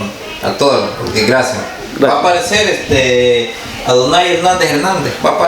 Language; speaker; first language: Spanish; native; Spanish